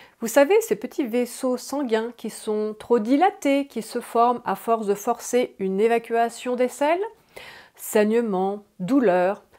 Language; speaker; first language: French; native; French